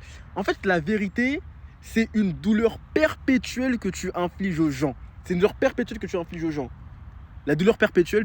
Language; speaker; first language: French; native; French